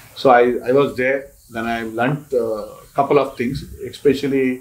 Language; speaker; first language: English; non-native, local second language; Kannada